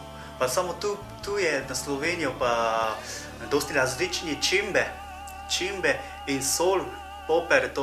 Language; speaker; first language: Slovenian; non-native, learner; Japanese